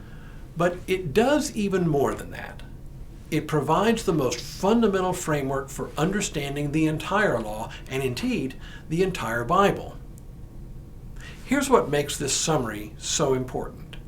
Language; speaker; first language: English; native; English